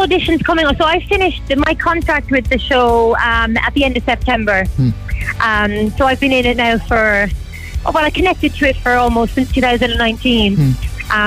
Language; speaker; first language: English; native; English